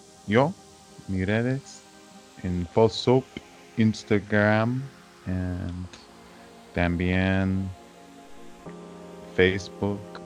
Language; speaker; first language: Spanish; non-native, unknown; English